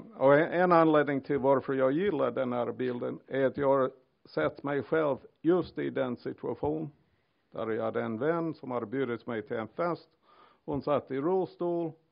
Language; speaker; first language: Swedish; non-native, fluent; English